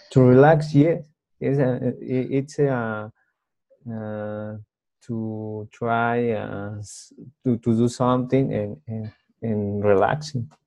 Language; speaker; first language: English; non-native, learner; Spanish